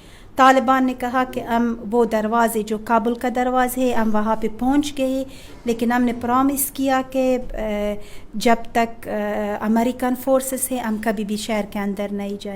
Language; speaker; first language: Hindi; non-native, fluent; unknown